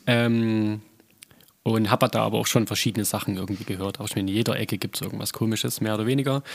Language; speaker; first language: German; native; German